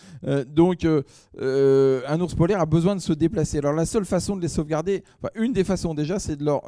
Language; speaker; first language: French; native; French